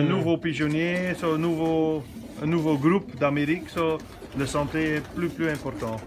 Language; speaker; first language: French; non-native, learner; Dutch